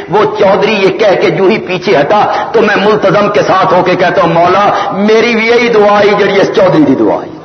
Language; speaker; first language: Urdu; non-native, local second language; Punjabi